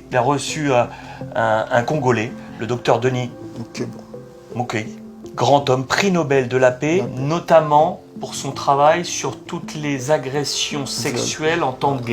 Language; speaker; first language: French; native; French